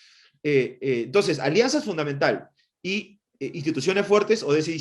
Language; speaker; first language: Spanish; native; Spanish